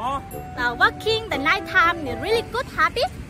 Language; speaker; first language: English; non-native, learner; Vietnamese